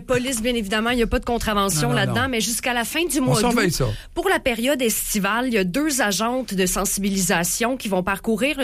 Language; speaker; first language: French; native; French